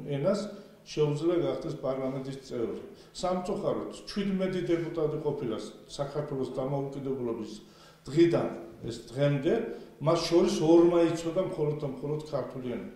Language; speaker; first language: Georgian; non-native, local second language; Azerbaijani